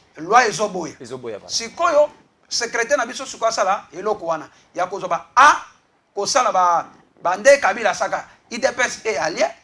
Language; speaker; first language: Lingala; native; Lingala